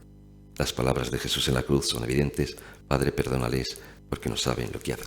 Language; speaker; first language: Spanish; native; Spanish